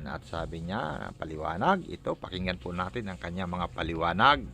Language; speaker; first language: Filipino; native; Filipino